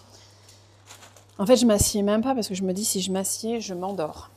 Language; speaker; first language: French; native; French